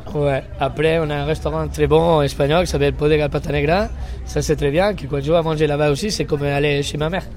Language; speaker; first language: French; non-native, fluent; Spanish